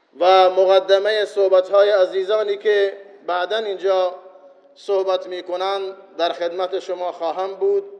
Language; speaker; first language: Persian; non-native, local second language; Baluchi